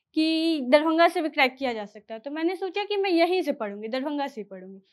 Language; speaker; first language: Hindi; native; Hindi